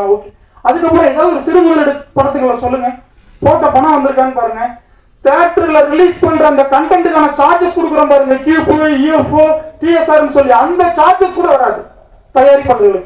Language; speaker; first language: Tamil; native; Tamil